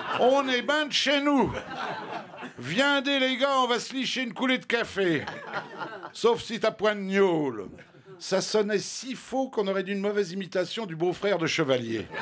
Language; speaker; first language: French; native; French